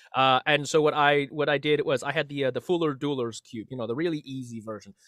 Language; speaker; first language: English; native; English